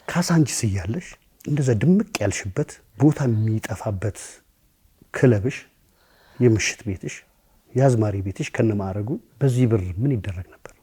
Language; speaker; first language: Amharic; native; Amharic